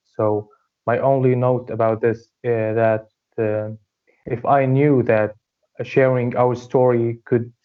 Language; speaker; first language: English; non-native, fluent; Arabic